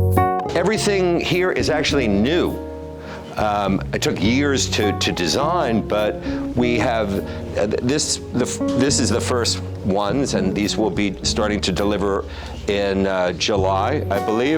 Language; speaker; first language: English; native; English